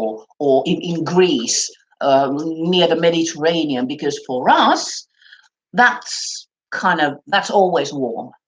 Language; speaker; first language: English; non-native, fluent; Finnish